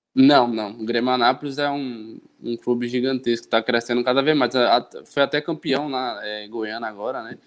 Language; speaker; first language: Portuguese; native; Portuguese